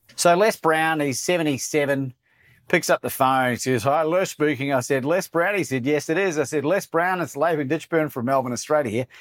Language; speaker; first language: English; native; English